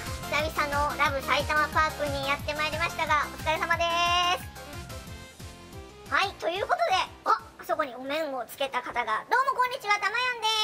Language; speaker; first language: Japanese; native; Japanese